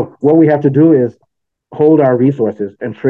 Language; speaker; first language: English; non-native, local second language; Yoruba